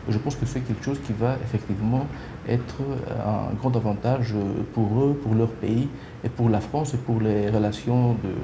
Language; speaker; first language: French; non-native, fluent; Greek